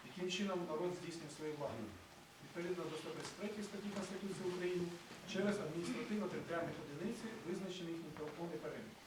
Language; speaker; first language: Ukrainian; native; Ukrainian